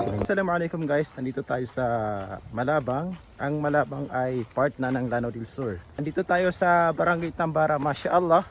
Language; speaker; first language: Filipino; non-native, local second language; Maranao